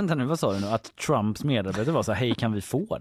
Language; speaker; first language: Swedish; native; Swedish